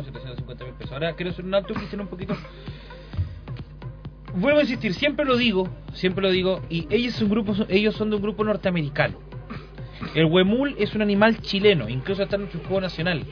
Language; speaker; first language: Spanish; native; Spanish